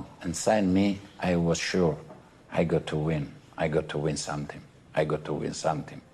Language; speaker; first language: English; non-native, fluent; Italian